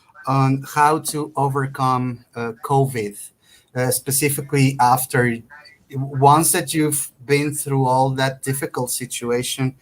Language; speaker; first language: English; non-native, fluent; Spanish